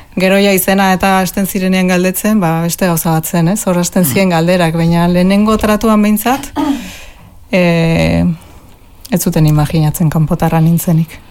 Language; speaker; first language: Basque; early bilingual, other home language; Spanish